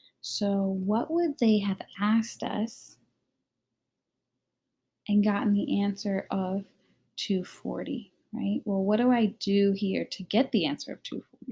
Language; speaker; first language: English; native; English